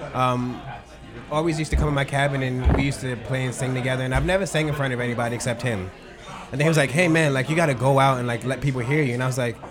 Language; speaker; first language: English; native; English